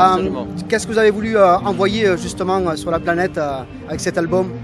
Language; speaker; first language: French; native; French